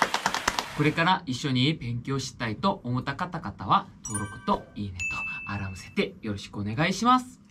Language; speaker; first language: Japanese; non-native, learner; Korean